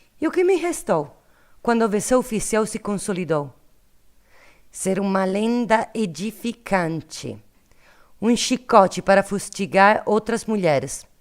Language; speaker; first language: Portuguese; non-native, learner; Italian